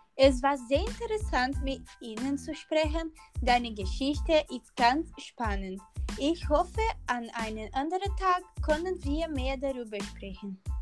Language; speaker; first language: German; non-native, learner; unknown